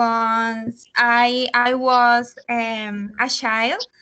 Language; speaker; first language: English; non-native, learner; Spanish